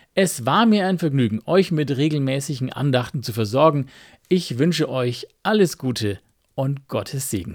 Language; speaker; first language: German; native; German